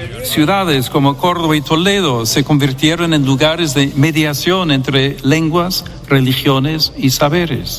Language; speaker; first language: Spanish; non-native, fluent; English